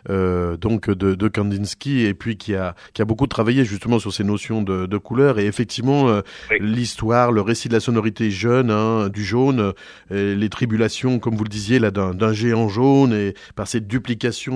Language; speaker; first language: French; native; French